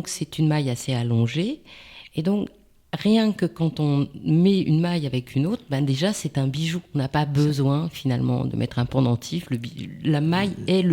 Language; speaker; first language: French; native; French